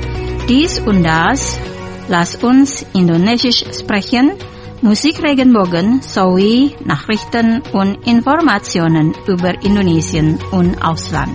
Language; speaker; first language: German; non-native, fluent; Indonesian